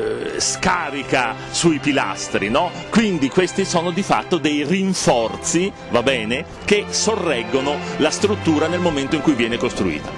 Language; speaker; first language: Italian; native; Italian